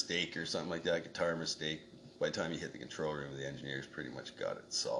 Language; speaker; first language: English; native; English